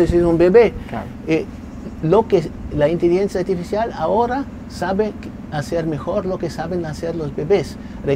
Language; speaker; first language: Spanish; non-native, fluent; German